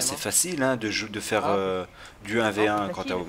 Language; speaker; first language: French; native; French